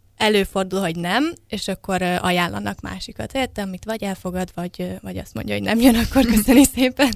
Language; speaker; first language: Hungarian; native; Hungarian